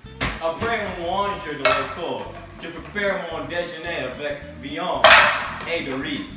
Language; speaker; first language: French; non-native, learner; English